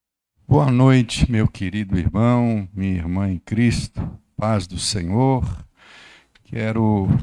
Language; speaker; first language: Portuguese; native; Portuguese